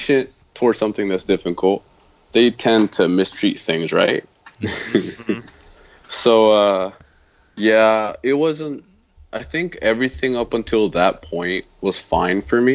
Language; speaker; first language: English; non-native, fluent; Spanish